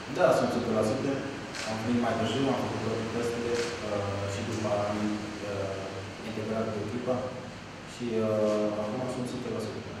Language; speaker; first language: Romanian; non-native, learner; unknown